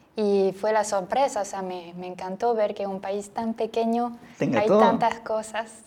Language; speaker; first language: Spanish; non-native, fluent; French